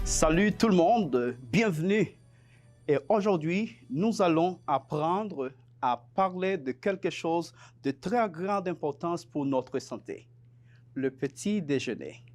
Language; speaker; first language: French; non-native, fluent; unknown